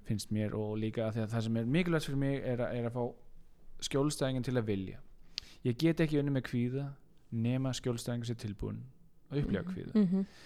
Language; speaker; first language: Icelandic; native; Icelandic